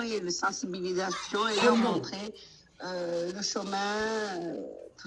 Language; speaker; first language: French; non-native, local second language; Rundi